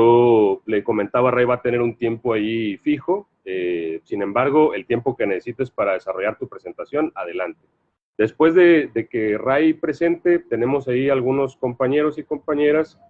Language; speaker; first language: Spanish; native; Spanish